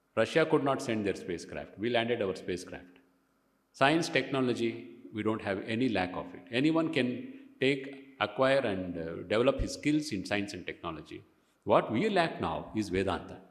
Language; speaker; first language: English; non-native, local second language; Kannada